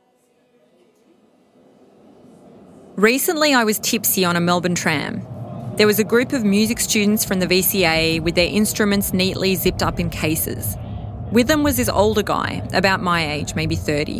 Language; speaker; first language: English; native; English